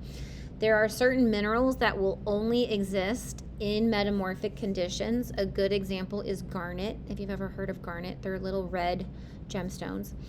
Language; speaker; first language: English; native; English